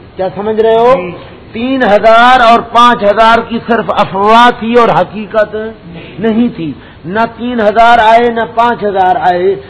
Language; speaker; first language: Urdu; non-native, local second language; Punjabi